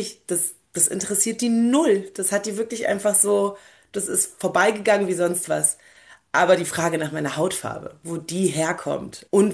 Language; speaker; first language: German; early bilingual, other home language; Polish